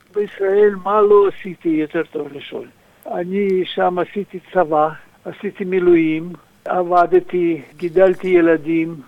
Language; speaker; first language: Hebrew; non-native, fluent; Russian